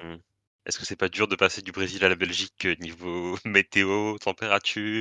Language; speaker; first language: French; native; French